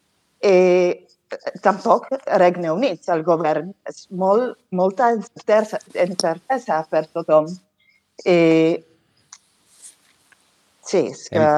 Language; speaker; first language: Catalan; non-native, fluent; English